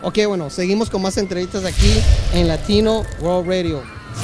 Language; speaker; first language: Spanish; native; Spanish